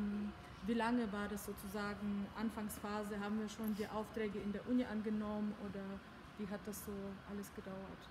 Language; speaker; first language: German; early bilingual, other home language; Russian